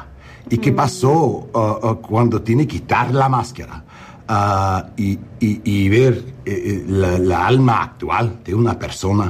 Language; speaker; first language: Spanish; non-native, learner; English